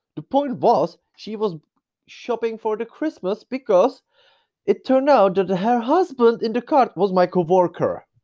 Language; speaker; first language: English; non-native, fluent; Czech